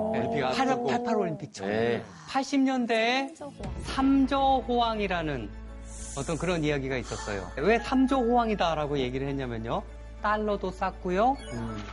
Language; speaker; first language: Korean; native; Korean